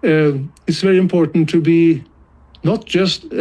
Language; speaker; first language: English; non-native, fluent; Norwegian